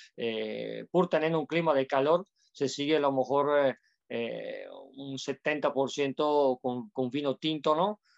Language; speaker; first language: Spanish; non-native, fluent; Italian